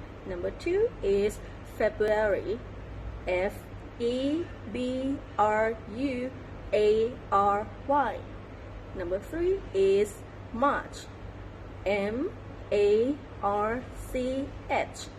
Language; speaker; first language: English; non-native, learner; Thai